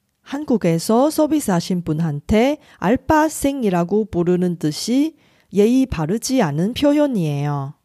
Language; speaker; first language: Korean; non-native, fluent; Chinese